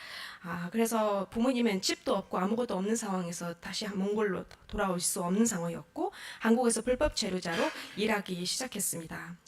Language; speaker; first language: Korean; non-native, fluent; Mongolian